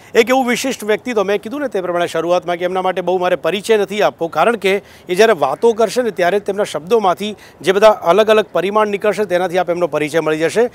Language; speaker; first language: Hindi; non-native, local second language; Gujarati